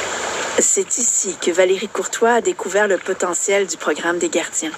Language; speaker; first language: French; native; French